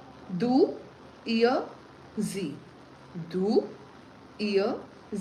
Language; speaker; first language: German; non-native, learner; Hindi